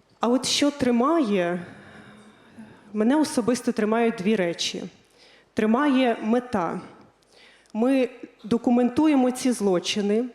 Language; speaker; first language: Ukrainian; native; Ukrainian